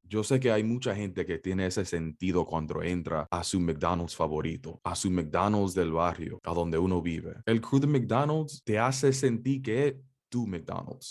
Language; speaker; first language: Spanish; early bilingual, heritage; Spanish